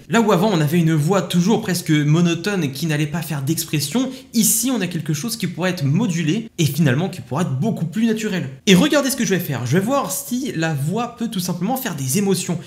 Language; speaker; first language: French; native; French